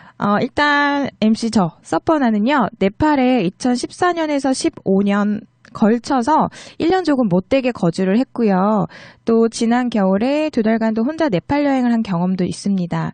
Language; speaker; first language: Korean; native; Korean